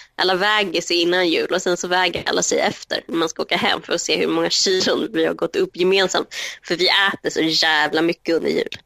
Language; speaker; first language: Swedish; early bilingual, other home language; Spanish